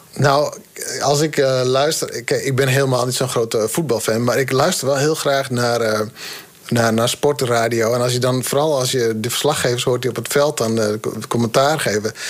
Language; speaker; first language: Dutch; non-native, local second language; Western Frisian